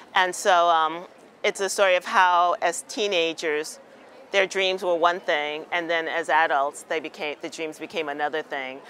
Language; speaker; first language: English; native; English